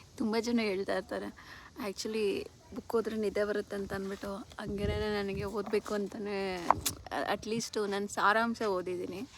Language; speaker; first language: Kannada; native; Kannada